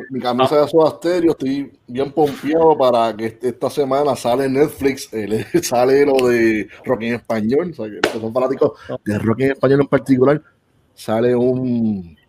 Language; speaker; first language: Spanish; native; Spanish